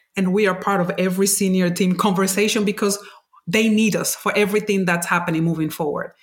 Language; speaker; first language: English; non-native, fluent; Spanish